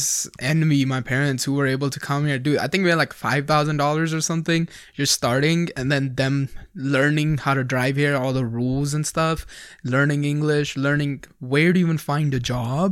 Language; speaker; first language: English; early bilingual, other home language; Punjabi